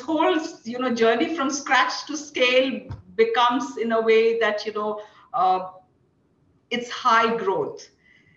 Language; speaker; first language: English; non-native, local second language; Hindi